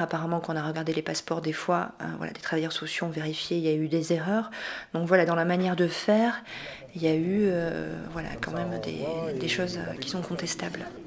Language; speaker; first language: French; native; French